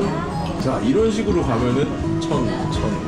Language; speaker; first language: Korean; native; Korean